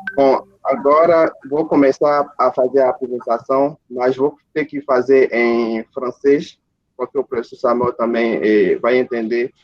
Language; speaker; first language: Portuguese; non-native, fluent; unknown